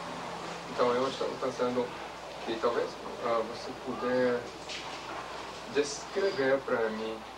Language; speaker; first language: Portuguese; non-native, fluent; English